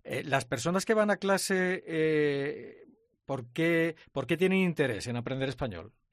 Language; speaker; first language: Spanish; native; Spanish